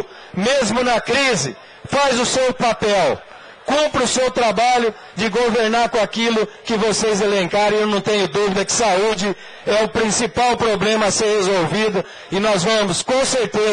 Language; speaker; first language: Portuguese; native; Portuguese